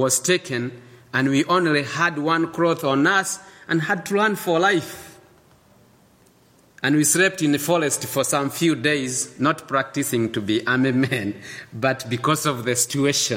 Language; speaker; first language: English; non-native, local second language; Kikuyu